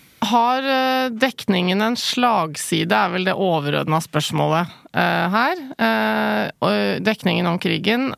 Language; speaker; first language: Norwegian; early bilingual, other home language; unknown